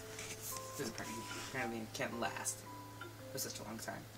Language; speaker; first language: English; native; English